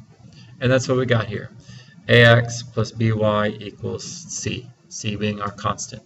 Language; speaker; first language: English; native; English